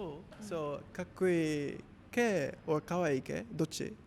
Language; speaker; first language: Japanese; non-native, learner; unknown